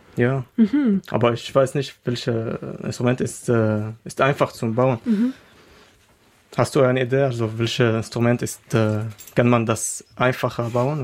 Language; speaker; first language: German; non-native, learner; Arabic